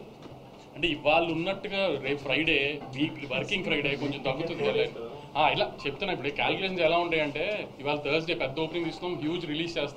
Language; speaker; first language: Telugu; native; Telugu